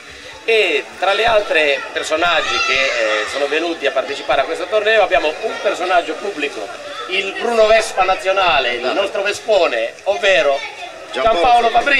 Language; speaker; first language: Italian; native; Italian